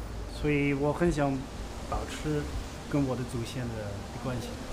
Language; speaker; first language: Chinese; non-native, fluent; Dutch